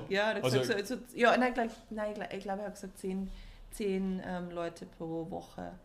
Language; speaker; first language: German; native; German